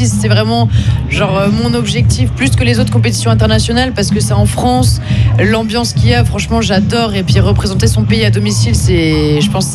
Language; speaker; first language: French; native; French